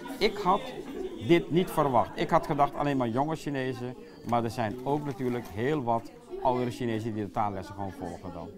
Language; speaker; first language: Dutch; native; Dutch